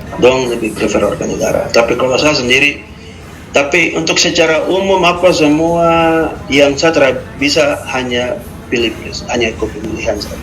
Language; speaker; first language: Indonesian; native; Indonesian